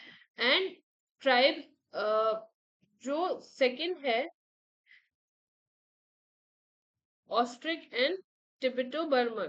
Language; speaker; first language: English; non-native, local second language; Hindi